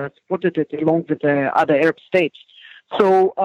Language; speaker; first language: English; non-native, fluent; Hebrew